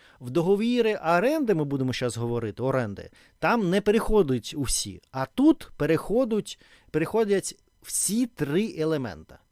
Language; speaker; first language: Ukrainian; non-native, learner; Russian